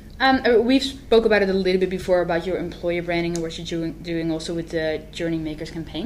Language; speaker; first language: English; non-native, fluent; Dutch